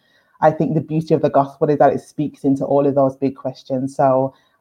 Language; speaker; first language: English; native; English